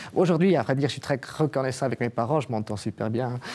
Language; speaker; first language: French; native; French